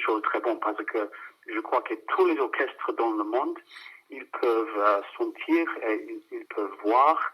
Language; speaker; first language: French; non-native, fluent; English